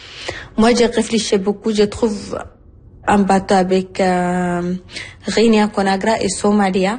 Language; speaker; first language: French; non-native, learner; Arabic